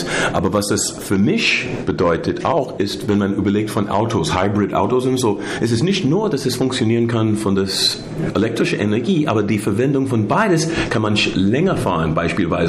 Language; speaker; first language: German; non-native, learner; English